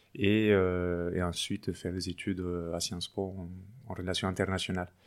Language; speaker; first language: French; non-native, fluent; Spanish